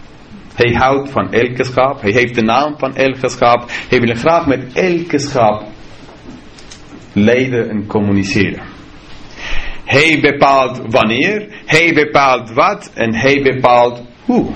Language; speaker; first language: Dutch; non-native, fluent; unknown